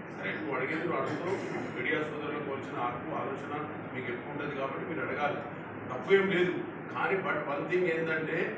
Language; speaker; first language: Telugu; non-native, local second language; Lambadi